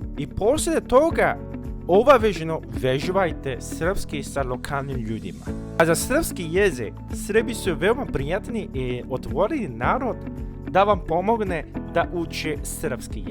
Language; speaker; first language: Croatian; non-native, fluent; Korean